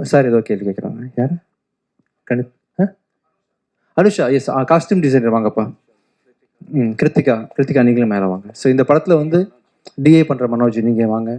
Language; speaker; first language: Tamil; native; Tamil